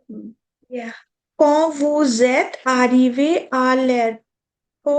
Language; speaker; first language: French; non-native, learner; Hindi